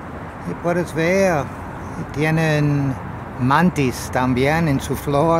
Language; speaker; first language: Spanish; non-native, learner; English